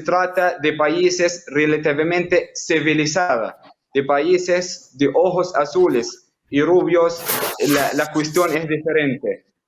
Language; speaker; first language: Spanish; non-native, fluent; Arabic